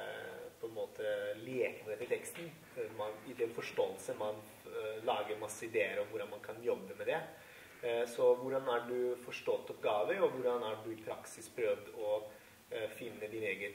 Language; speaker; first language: Norwegian; non-native, fluent; Italian